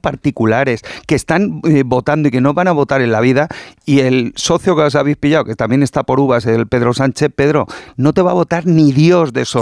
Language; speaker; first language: Spanish; native; Spanish